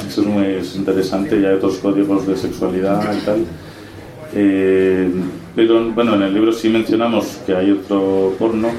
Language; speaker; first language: Spanish; native; Spanish